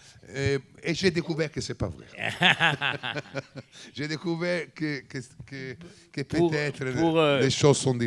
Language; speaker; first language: French; non-native, learner; Italian